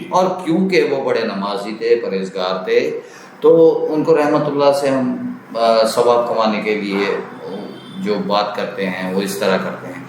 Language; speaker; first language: Urdu; native; Urdu